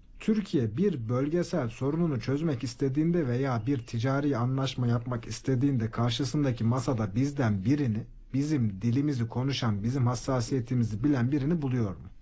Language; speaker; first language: Turkish; native; Turkish